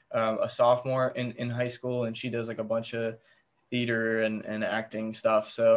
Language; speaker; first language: English; native; English